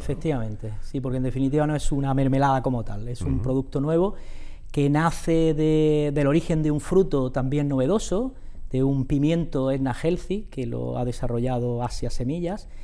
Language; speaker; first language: Spanish; native; Spanish